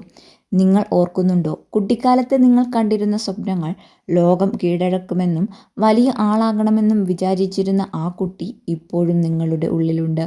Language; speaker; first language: Malayalam; native; Malayalam